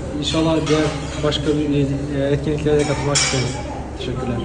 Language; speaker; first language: Turkish; non-native, fluent; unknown